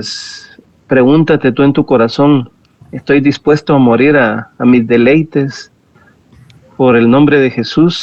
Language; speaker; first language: Spanish; native; Spanish